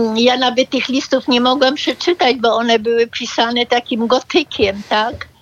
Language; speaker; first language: Polish; early bilingual, other home language; German